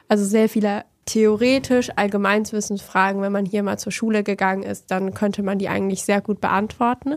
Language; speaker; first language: German; early bilingual, other home language; Portuguese